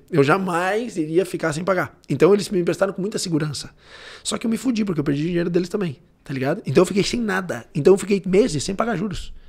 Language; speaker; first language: Portuguese; early bilingual, heritage; Portuguese